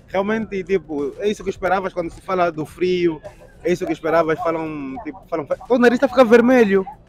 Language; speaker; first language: Portuguese; native; Portuguese